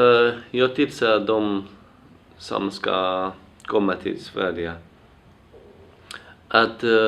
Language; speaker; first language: Swedish; non-native, fluent; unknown